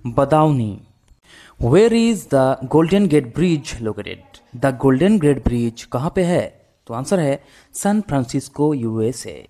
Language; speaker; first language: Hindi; non-native, local second language; Bangla